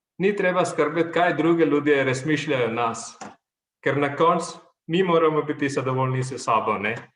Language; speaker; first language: Slovenian; non-native, fluent; Malayalam